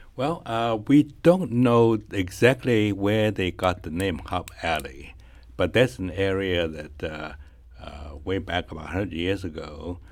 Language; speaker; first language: English; non-native, fluent; Chinese